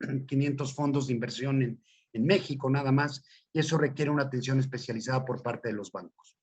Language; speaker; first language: Spanish; native; Spanish